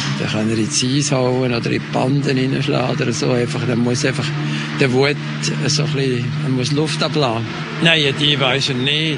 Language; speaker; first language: German; native; German